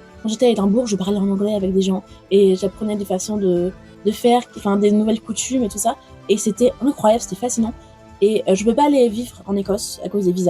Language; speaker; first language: French; native; French